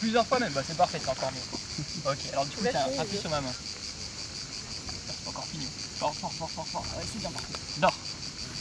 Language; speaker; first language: French; native; French